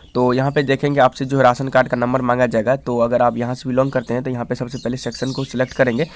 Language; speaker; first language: Hindi; native; Hindi